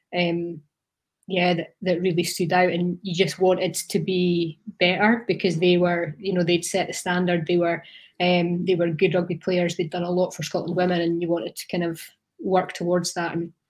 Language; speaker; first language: English; native; English